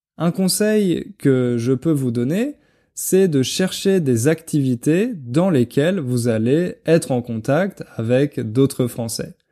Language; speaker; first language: French; native; French